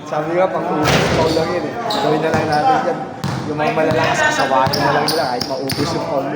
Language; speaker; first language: Filipino; native; Filipino